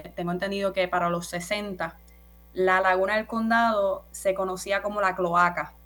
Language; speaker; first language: Spanish; native; Spanish